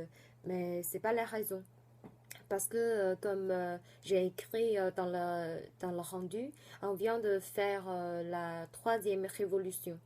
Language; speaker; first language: French; non-native, fluent; Chinese